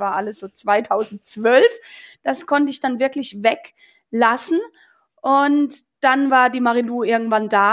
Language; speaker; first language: German; native; German